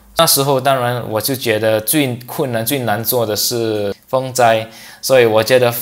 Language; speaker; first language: Chinese; non-native, local second language; English